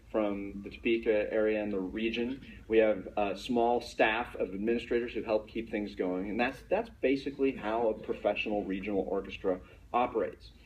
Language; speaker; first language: English; native; English